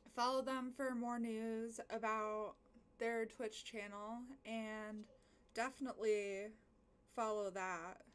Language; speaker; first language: English; native; English